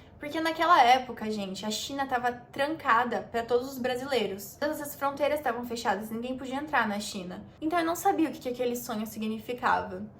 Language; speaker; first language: Portuguese; native; Portuguese